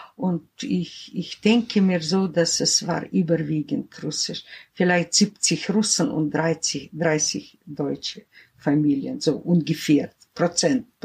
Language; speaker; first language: German; early bilingual, heritage; German